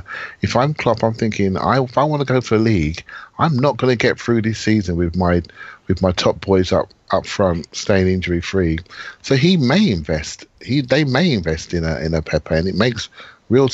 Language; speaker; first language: English; native; English